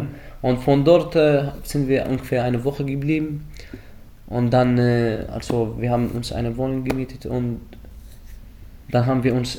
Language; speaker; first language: German; early bilingual, other home language; Arabic